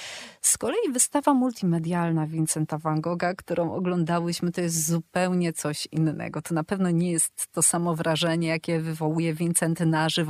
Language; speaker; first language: Polish; native; Polish